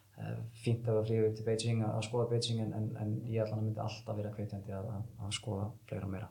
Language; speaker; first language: Icelandic; early bilingual, heritage; Icelandic